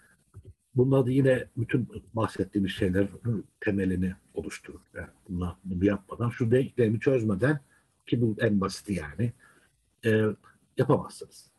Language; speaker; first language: Turkish; native; Turkish